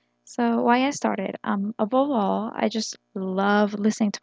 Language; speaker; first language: English; non-native, fluent; Korean